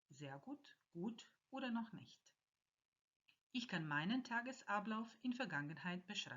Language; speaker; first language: German; non-native, fluent; Croatian